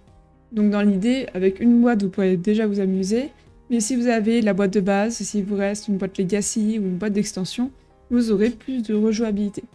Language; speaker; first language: French; native; French